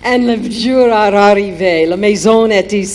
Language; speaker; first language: French; non-native, learner; German